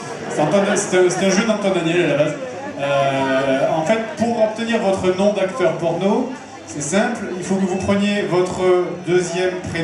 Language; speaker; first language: French; native; French